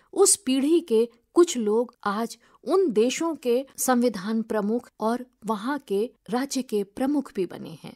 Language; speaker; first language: Hindi; native; Hindi